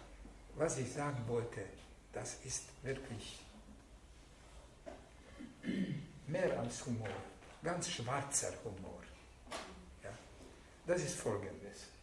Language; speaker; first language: German; non-native, fluent; Hungarian